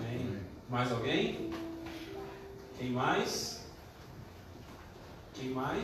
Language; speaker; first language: Portuguese; native; Portuguese